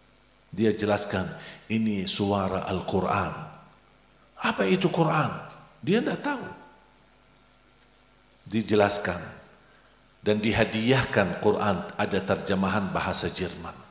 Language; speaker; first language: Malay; non-native, fluent; Arabic